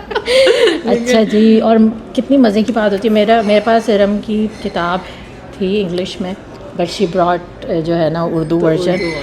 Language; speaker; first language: Urdu; native; Urdu